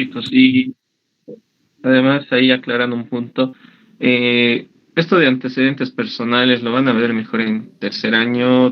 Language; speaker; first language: Spanish; native; Spanish